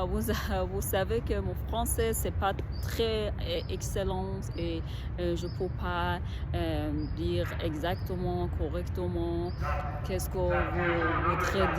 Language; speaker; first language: French; non-native, learner; Persian